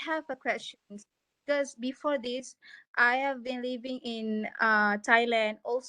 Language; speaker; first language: English; non-native, local second language; Malay